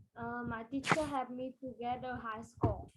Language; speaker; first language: English; non-native, learner; Vietnamese